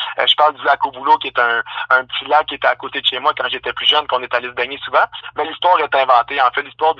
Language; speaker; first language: French; native; French